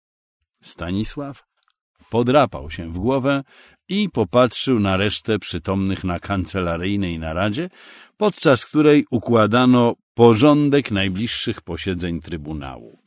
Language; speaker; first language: Polish; native; Polish